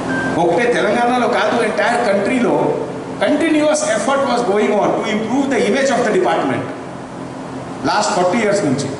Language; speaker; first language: Telugu; non-native, fluent; Hindi